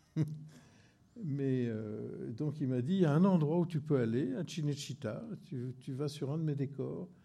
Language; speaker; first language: French; native; French